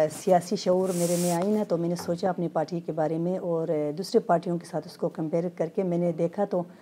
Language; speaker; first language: Urdu; non-native, local second language; Khowar